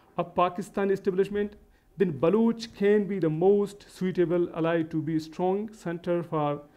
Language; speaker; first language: English; non-native, local second language; Baluchi